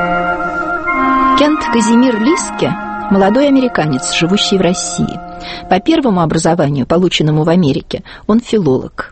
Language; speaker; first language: Russian; native; Russian